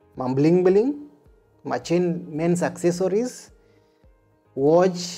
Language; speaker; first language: Swahili; native; Swahili